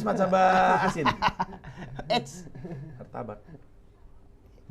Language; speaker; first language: Indonesian; native; Indonesian